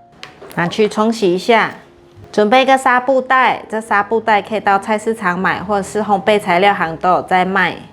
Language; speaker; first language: Chinese; native; Chinese